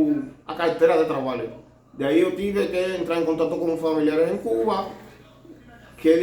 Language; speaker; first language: Portuguese; non-native, learner; Spanish